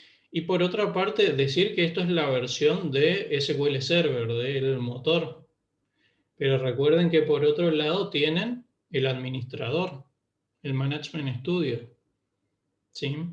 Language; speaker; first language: Spanish; native; Spanish